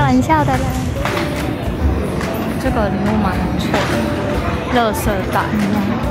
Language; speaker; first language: Chinese; native; Chinese